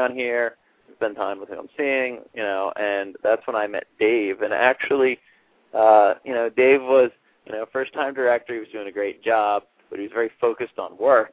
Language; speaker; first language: English; native; English